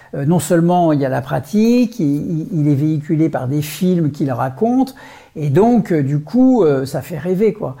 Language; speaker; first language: French; native; French